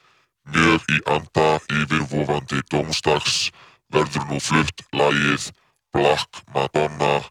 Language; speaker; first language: Icelandic; native; Icelandic